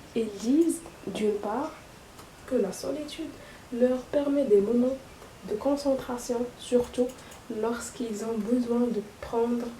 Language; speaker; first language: French; non-native, local second language; Arabic